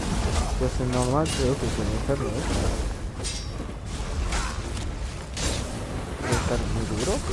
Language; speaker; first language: Spanish; non-native, learner; French